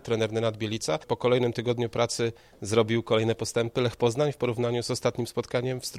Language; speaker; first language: Polish; native; Polish